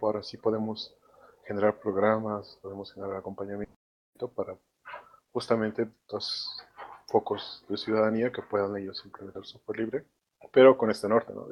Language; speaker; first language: Spanish; native; Spanish